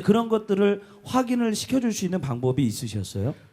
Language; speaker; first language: Korean; native; Korean